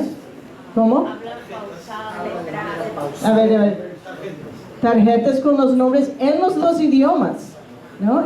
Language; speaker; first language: Spanish; non-native, fluent; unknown